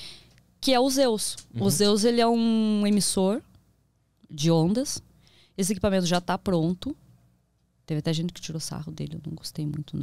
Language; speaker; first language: Portuguese; native; Portuguese